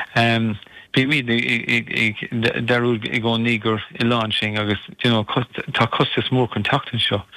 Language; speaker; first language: Irish; non-native, local second language; English